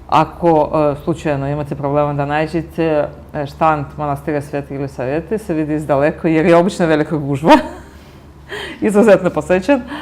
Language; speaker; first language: Bosnian; native; Bosnian